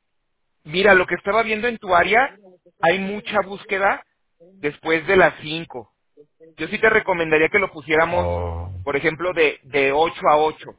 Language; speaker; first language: Spanish; native; Spanish